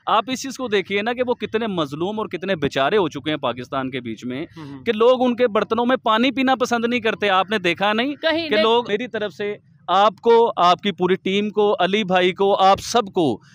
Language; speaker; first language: Urdu; native; Urdu